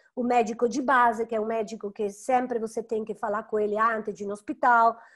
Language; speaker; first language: Portuguese; non-native, fluent; Italian